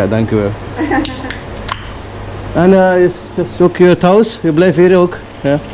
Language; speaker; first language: Dutch; non-native, learner; Nepali